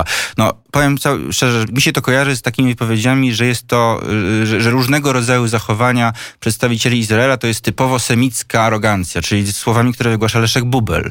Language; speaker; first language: Polish; native; Polish